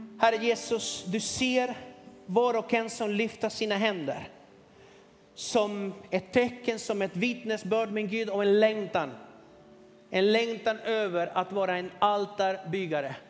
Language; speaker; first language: Swedish; non-native, fluent; Spanish